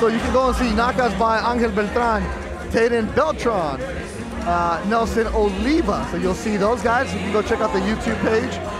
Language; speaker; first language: English; native; English